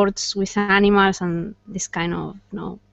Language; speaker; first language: English; non-native, fluent; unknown